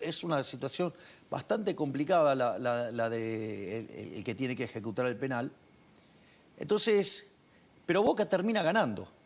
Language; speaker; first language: Spanish; native; Spanish